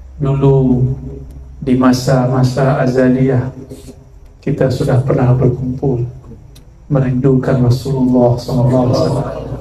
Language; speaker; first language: Malay; native; Malay